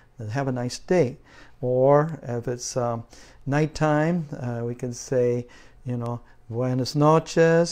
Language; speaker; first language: English; native; English